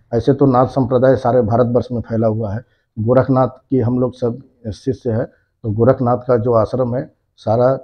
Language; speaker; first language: Hindi; non-native, local second language; Bangla